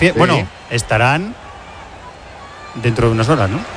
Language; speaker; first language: Spanish; native; Spanish